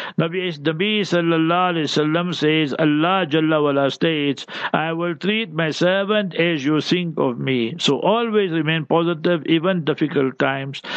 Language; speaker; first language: English; early bilingual, other home language; Urdu